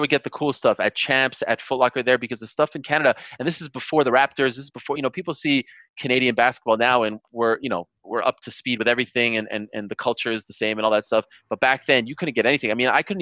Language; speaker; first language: English; native; English